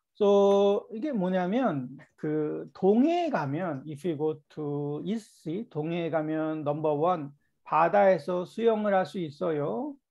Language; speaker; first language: Korean; native; Korean